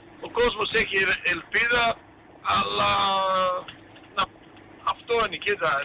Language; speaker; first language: Greek; early bilingual, heritage; Greek